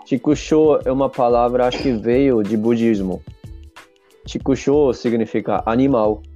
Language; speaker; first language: Portuguese; non-native, fluent; Japanese